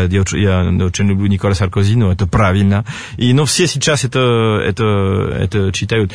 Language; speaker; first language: Russian; non-native, fluent; French